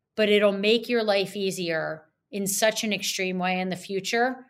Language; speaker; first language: English; native; English